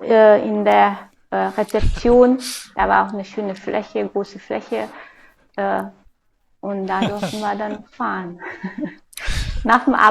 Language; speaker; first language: German; non-native, fluent; Hungarian